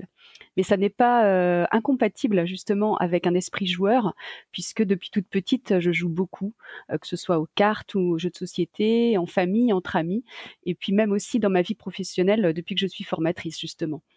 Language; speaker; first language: French; native; French